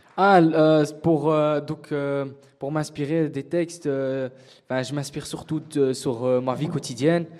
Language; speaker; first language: French; native; French